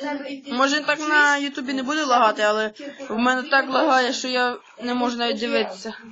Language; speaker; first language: Ukrainian; native; Ukrainian